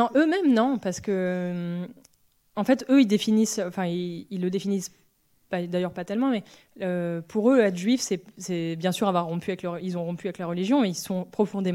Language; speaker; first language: French; native; French